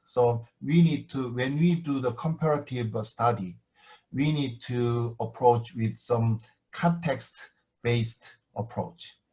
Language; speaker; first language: English; non-native, fluent; Korean